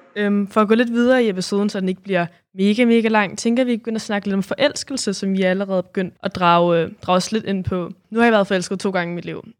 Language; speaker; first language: Danish; native; Danish